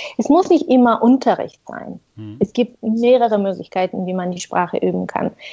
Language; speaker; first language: German; non-native, fluent; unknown